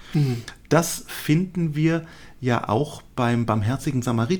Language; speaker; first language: German; native; German